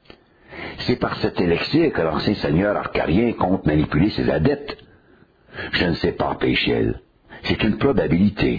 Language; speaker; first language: French; native; French